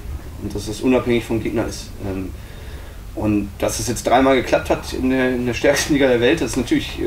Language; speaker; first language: German; native; German